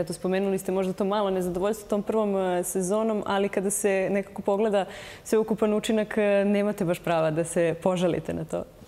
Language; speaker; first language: Serbian; native; Serbian